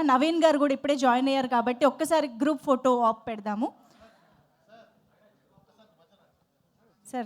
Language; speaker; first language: Telugu; native; Telugu